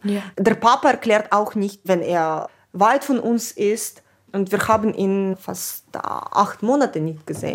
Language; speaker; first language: German; non-native, fluent; Ukrainian